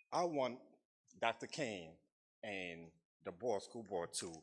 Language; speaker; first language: English; non-native, fluent; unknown